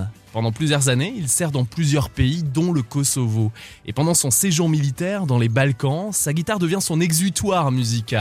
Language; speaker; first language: French; native; French